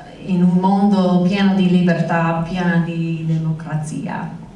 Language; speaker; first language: Italian; non-native, fluent; English